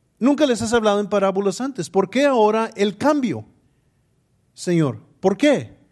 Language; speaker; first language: Spanish; early bilingual, heritage; English